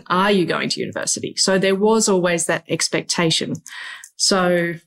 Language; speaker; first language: English; native; English